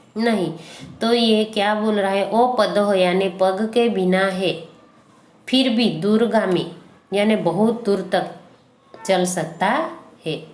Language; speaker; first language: Hindi; non-native, local second language; Gujarati